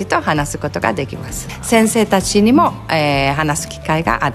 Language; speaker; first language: Japanese; non-native, fluent; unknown